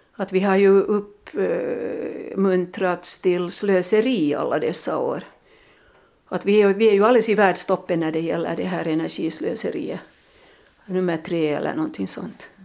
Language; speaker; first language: Swedish; native; Swedish